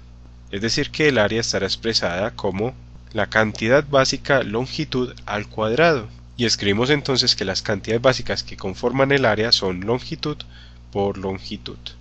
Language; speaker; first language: Spanish; native; Spanish